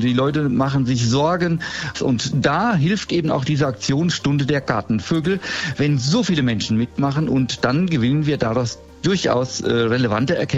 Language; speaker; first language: German; native; German